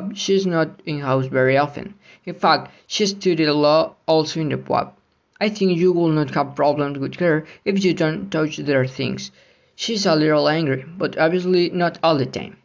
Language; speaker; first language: English; non-native, learner; Spanish